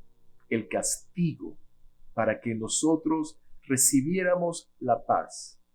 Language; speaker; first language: Spanish; native; Spanish